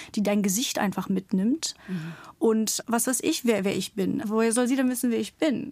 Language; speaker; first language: German; early bilingual, other home language; Turkish